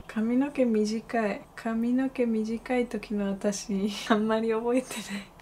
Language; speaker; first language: Japanese; non-native, fluent; Spanish